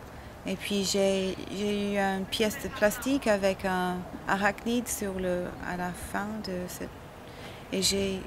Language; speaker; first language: French; non-native, learner; English